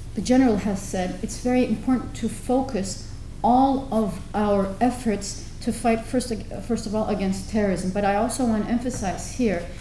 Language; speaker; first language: English; non-native, fluent; Turkish